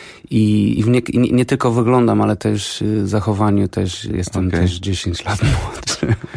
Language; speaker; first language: Polish; non-native, fluent; Portuguese